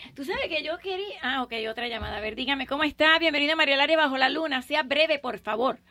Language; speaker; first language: Spanish; native; Spanish